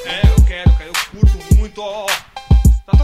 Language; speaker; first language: Portuguese; native; Portuguese